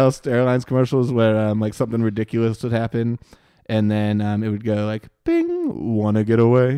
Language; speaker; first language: English; native; English